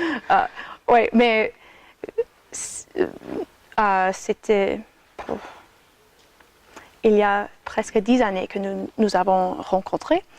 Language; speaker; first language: French; non-native, fluent; English